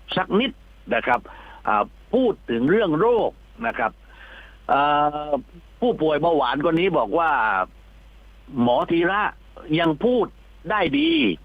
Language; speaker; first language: Thai; native; Thai